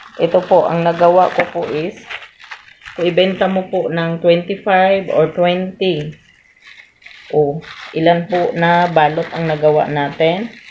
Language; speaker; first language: Filipino; non-native, local second language; Cebuano